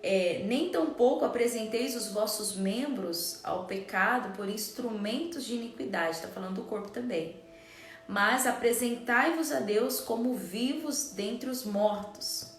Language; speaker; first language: Portuguese; native; Portuguese